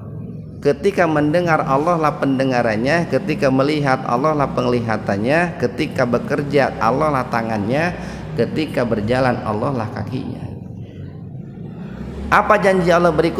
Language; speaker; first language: Indonesian; native; Indonesian